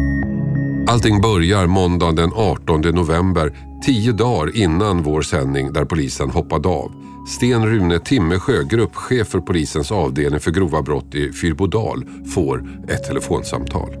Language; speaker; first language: Swedish; native; Swedish